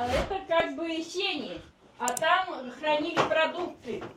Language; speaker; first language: Russian; native; Russian